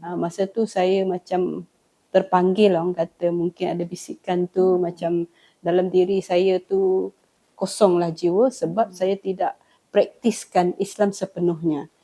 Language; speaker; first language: Malay; non-native, local second language; Iban